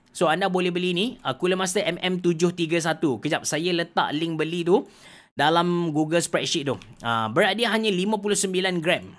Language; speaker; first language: Malay; native; Malay